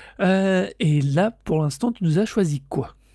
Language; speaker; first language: French; native; French